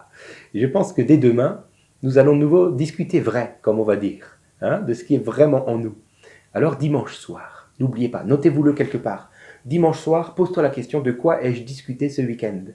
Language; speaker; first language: French; native; French